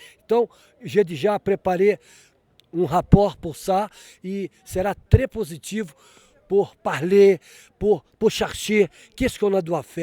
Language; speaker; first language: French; non-native, learner; Portuguese